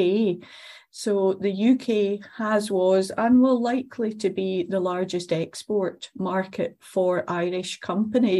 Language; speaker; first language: English; native; English